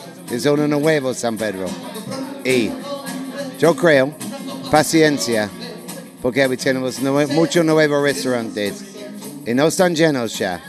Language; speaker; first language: Spanish; non-native, learner; English